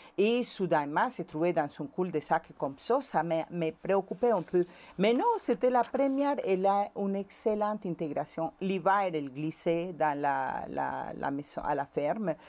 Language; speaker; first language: French; non-native, fluent; Spanish